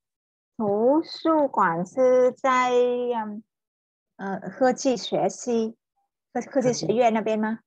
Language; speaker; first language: Chinese; non-native, fluent; Vietnamese